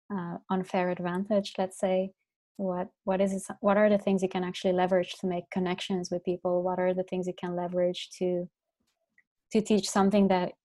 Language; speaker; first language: English; non-native, fluent; Finnish